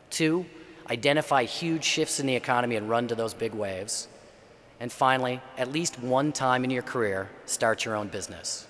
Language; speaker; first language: English; native; English